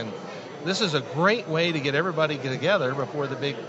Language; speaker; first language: English; native; English